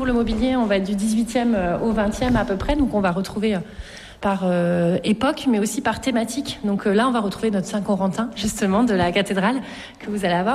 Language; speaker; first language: French; native; French